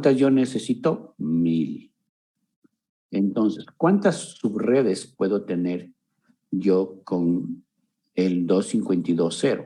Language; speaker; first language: Spanish; native; Spanish